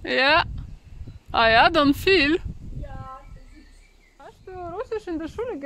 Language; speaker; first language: German; non-native, fluent; Russian